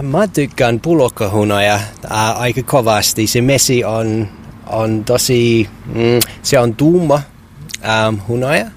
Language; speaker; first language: Finnish; non-native, learner; English